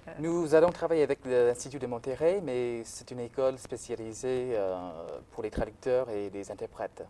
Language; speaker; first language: French; non-native, fluent; English